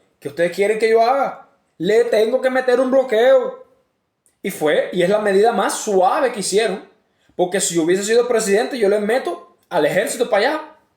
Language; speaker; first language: Spanish; native; Spanish